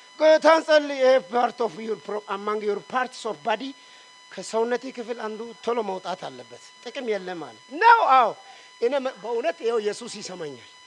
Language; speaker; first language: Amharic; non-native, local second language; Wolaytta